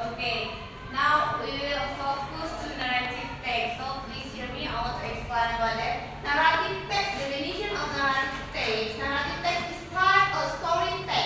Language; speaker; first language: English; non-native, learner; Indonesian